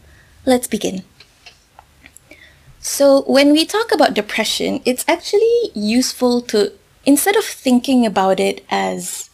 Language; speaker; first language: English; non-native, local second language; Malay